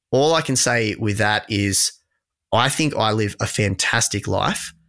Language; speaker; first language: English; native; English